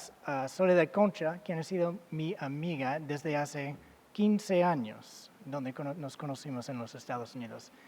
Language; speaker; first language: Spanish; non-native, fluent; English